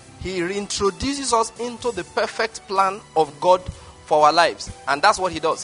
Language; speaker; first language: English; non-native, local second language; Igbo